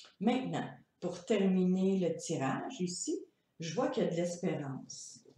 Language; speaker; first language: French; native; French